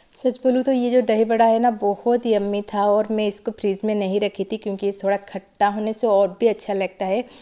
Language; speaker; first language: Hindi; non-native, local second language; Odia